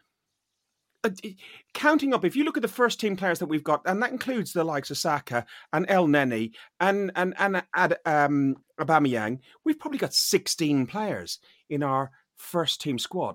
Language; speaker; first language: English; native; English